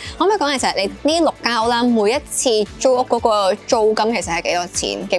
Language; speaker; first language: Cantonese; native; Cantonese